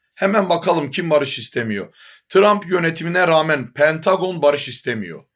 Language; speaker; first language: Turkish; native; Turkish